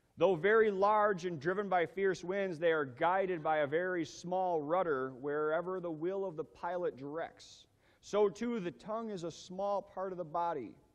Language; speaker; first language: English; native; English